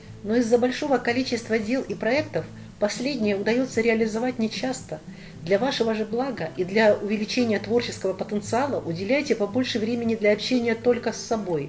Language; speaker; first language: Russian; native; Russian